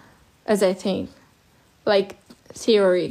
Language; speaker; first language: English; non-native, fluent; Russian